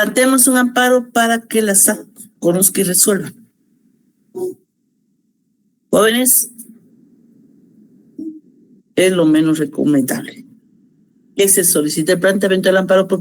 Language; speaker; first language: Spanish; native; Spanish